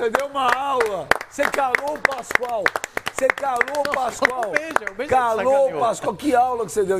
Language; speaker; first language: Portuguese; native; Portuguese